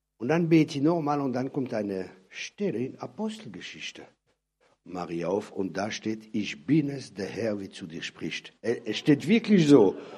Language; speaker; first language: German; non-native, local second language; French